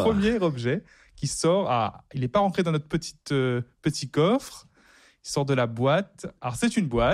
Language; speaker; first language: French; native; French